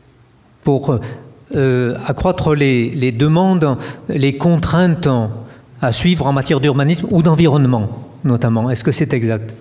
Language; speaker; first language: French; native; French